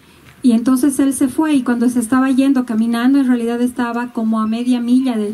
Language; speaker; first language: Spanish; native; Spanish